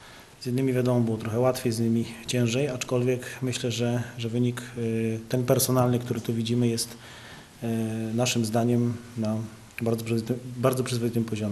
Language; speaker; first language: Polish; native; Polish